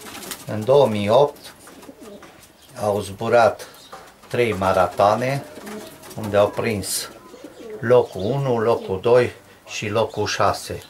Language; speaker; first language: Romanian; non-native, local second language; Hungarian